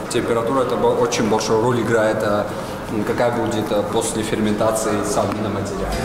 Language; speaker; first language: Russian; non-native, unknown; Georgian